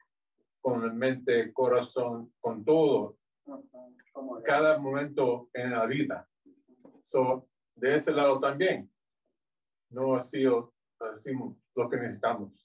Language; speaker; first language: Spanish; non-native, learner; English